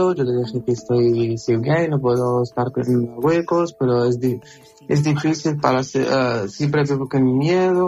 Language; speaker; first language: Spanish; non-native, learner; Arabic